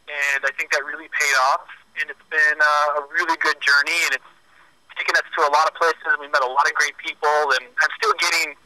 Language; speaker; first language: English; native; English